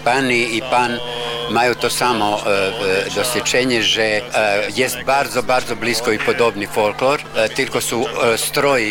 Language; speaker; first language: Polish; non-native, learner; Croatian